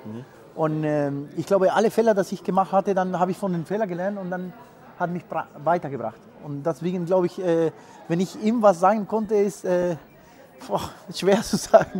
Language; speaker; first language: German; non-native, fluent; Spanish